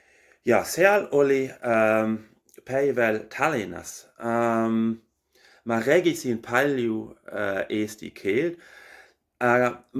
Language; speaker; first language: Estonian; non-native, learner; German